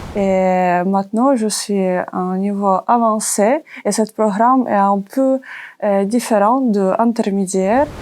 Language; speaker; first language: French; non-native, learner; Ukrainian